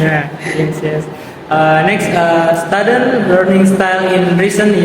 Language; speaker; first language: English; non-native, learner; Indonesian